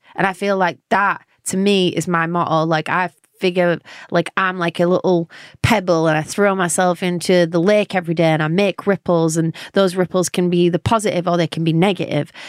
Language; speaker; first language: English; native; English